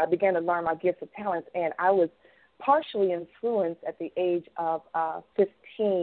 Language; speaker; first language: English; native; English